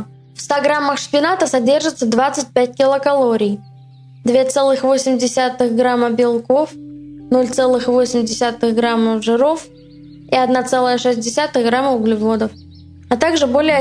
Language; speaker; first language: Russian; native; Russian